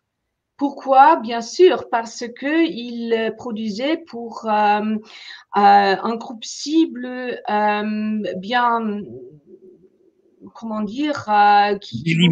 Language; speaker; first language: French; non-native, fluent; German